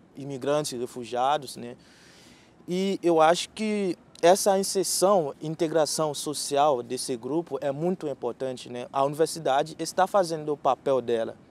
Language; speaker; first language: Portuguese; non-native, fluent; Haitian Creole